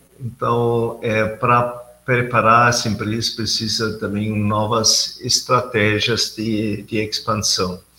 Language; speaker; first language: Portuguese; non-native, fluent; German